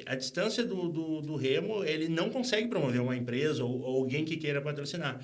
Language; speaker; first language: Portuguese; native; Portuguese